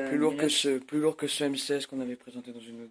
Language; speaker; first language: French; native; French